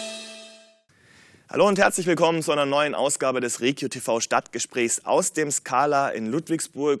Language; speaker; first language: German; native; German